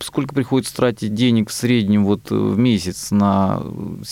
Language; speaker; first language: Russian; native; Russian